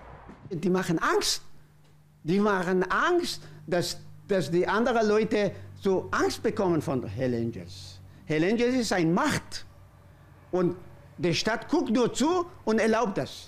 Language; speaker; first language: German; non-native, learner; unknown